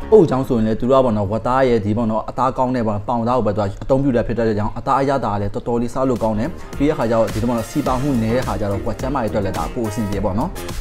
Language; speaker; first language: Burmese; native; Burmese